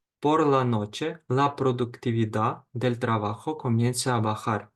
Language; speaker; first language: Spanish; non-native, fluent; Ukrainian